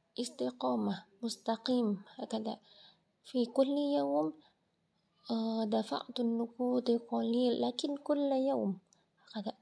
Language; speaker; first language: Arabic; non-native, learner; Indonesian